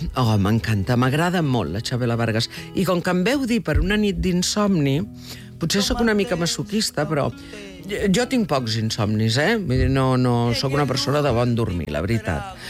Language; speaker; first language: Catalan; early bilingual, heritage; Catalan